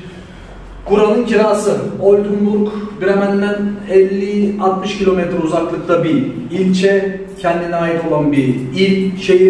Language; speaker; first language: Turkish; native; Turkish